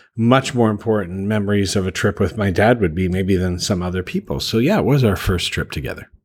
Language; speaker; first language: English; native; English